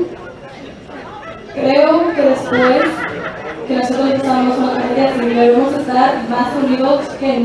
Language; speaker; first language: Spanish; early bilingual, heritage; Spanish